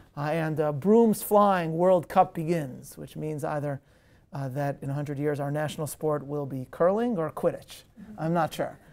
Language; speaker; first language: English; native; English